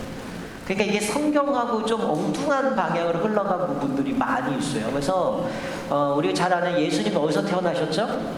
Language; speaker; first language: Korean; native; Korean